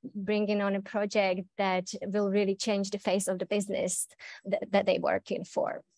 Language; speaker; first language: English; native; English